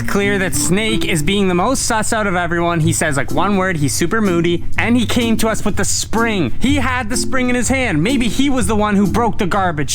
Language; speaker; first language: English; native; English